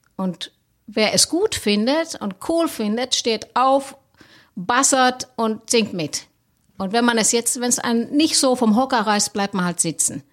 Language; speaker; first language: German; non-native, fluent; Finnish